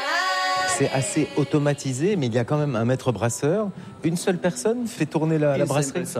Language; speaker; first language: French; native; French